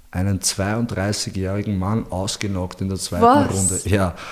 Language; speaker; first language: German; early bilingual, other home language; Bosnian